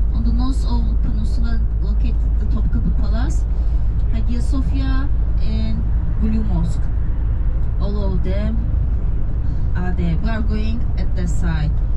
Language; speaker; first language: English; non-native, fluent; Turkish